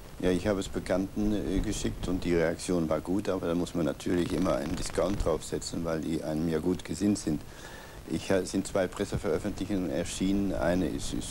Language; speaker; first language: German; non-native, local second language; Dutch